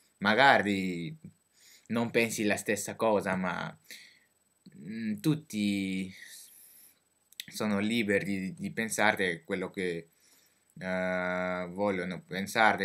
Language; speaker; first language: Italian; non-native, learner; French